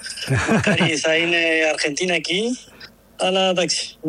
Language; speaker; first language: Greek; non-native, learner; Spanish